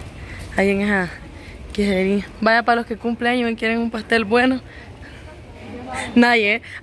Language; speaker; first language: Spanish; native; Spanish